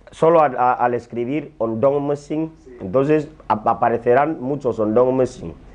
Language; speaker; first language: Spanish; non-native, local second language; Fang